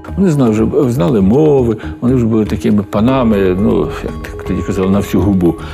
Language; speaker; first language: Ukrainian; native; Ukrainian